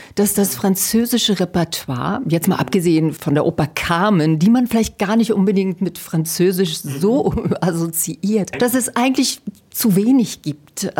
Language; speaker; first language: German; native; German